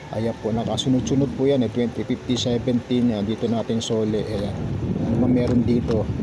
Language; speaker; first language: Filipino; non-native, local second language; Cebuano